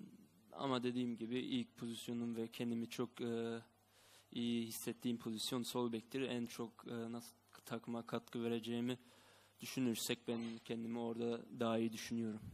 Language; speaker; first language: Turkish; early bilingual, heritage; Turkish